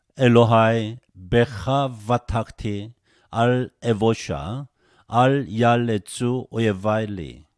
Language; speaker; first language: Hebrew; non-native, fluent; Korean